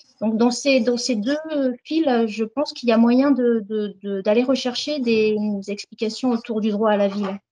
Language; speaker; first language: French; native; French